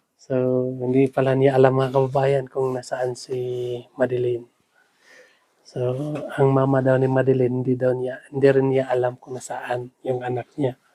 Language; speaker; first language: Filipino; non-native, local second language; Cebuano